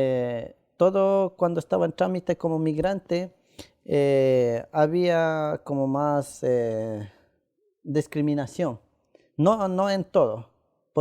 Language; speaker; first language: Spanish; non-native, local second language; Quechua